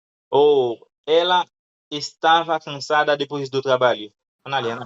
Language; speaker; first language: Portuguese; non-native, fluent; Haitian Creole